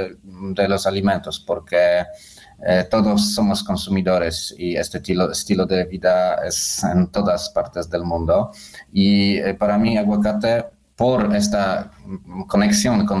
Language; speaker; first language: Spanish; non-native, learner; Polish